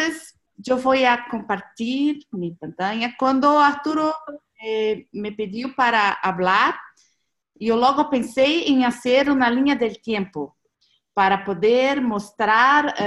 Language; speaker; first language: Spanish; non-native, learner; Portuguese